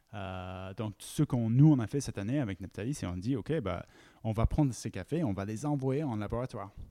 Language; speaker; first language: French; non-native, fluent; English